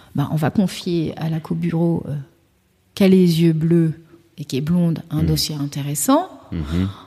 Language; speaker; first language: French; early bilingual, other home language; Kabuverdianu